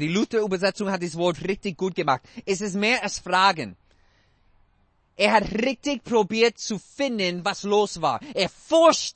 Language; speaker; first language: German; non-native, fluent; English